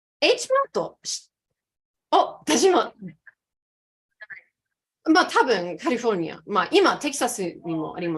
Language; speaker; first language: Japanese; non-native, fluent; English